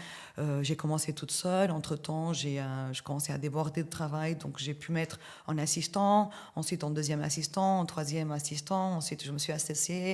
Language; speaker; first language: French; native; French